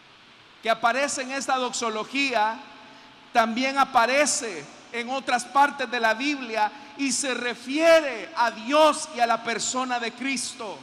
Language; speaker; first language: Spanish; native; Spanish